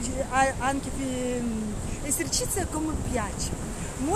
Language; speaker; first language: Italian; non-native, learner; Russian